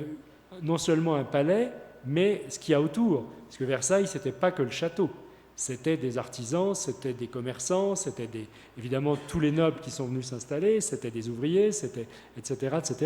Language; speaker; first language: French; native; French